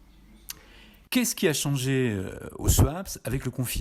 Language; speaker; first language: French; native; French